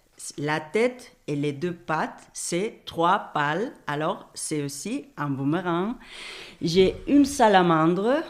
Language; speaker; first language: French; non-native, fluent; Spanish